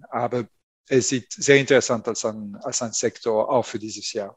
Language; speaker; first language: German; non-native, fluent; French